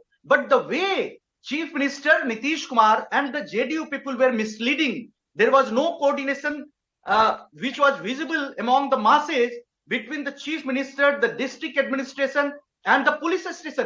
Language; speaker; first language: English; non-native, local second language; Hindi